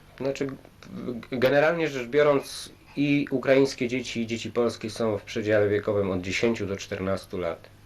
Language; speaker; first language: Polish; native; Polish